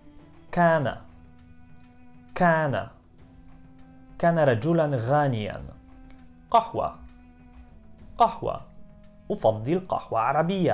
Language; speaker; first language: Arabic; non-native, fluent; Polish